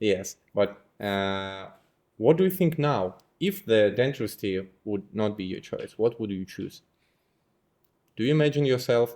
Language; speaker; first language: English; non-native, fluent; Russian